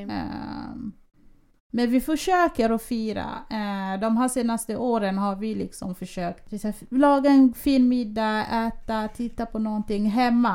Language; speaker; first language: Swedish; early bilingual, other home language; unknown